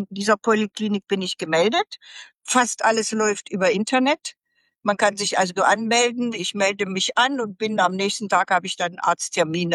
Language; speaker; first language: German; native; German